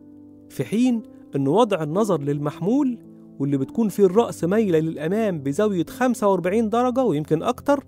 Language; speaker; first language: Arabic; native; Arabic